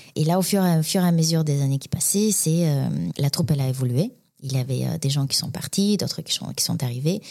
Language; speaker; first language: French; non-native, fluent; Bulgarian